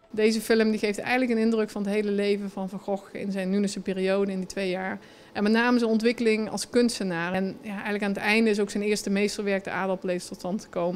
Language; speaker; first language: Dutch; native; Dutch